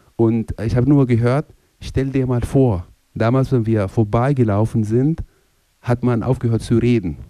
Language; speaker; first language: German; non-native, fluent; Arabic